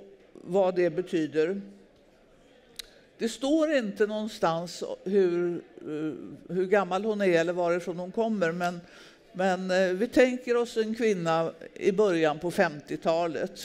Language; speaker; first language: Swedish; native; Swedish